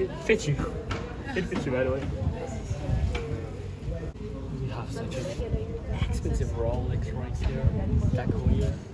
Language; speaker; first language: English; non-native, learner; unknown